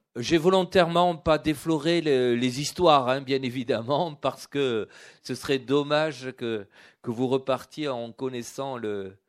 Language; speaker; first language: French; native; French